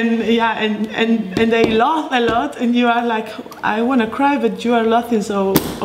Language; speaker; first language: English; non-native, fluent; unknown